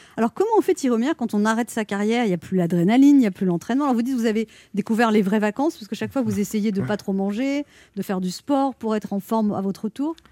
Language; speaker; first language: French; native; French